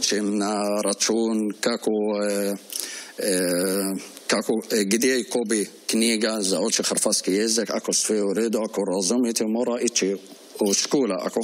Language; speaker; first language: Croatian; non-native, learner; Arabic